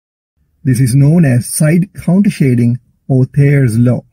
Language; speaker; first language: English; non-native, local second language; Sinhala